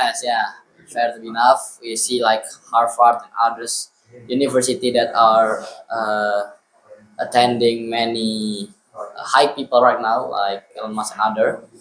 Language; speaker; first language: English; non-native, learner; Indonesian